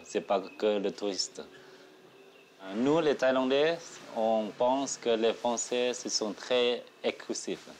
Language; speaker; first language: French; non-native, learner; Thai